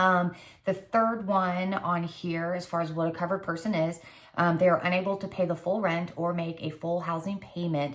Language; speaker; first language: English; native; English